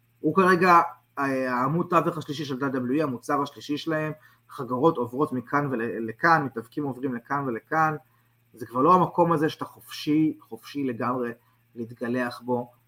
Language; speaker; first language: Hebrew; native; Hebrew